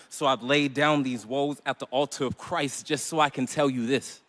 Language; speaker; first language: English; native; English